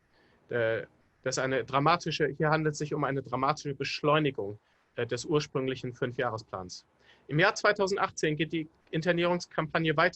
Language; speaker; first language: German; native; German